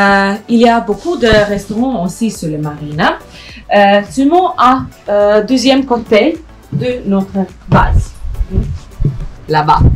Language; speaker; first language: French; non-native, learner; Croatian